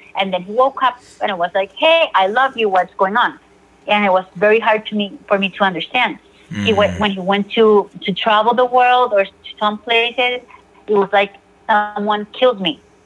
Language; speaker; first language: English; non-native, fluent; Spanish